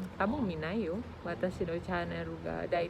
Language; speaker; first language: Japanese; non-native, learner; Indonesian